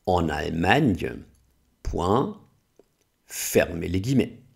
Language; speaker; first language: French; non-native, fluent; German